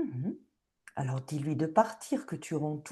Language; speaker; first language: French; native; French